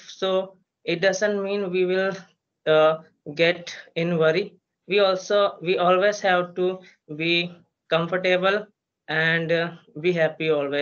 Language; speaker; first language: English; non-native, learner; Hindi